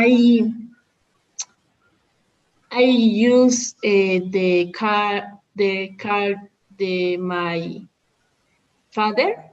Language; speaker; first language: English; non-native, learner; Spanish